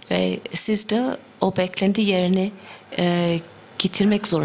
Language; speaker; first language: Turkish; non-native, fluent; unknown